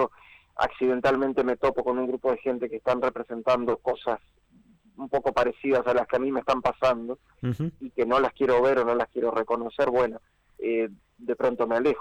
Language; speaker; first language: Spanish; native; Spanish